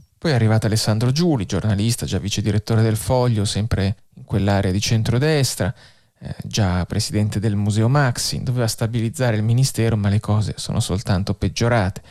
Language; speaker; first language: Italian; native; Italian